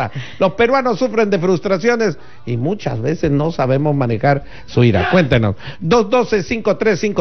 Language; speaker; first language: Spanish; native; Spanish